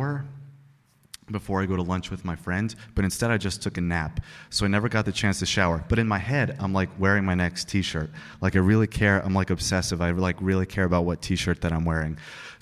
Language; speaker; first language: English; native; English